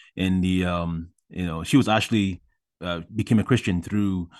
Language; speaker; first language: English; early bilingual, other home language; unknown